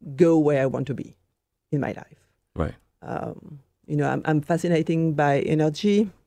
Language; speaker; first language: English; non-native, fluent; French